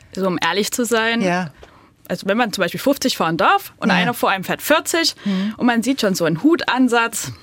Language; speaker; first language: German; native; German